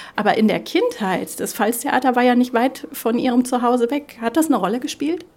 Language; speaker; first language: German; native; German